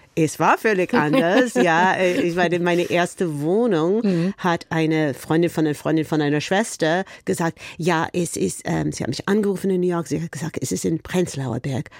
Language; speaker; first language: German; non-native, fluent; English